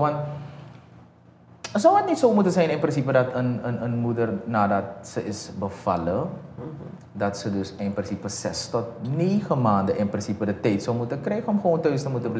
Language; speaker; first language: Dutch; native; Dutch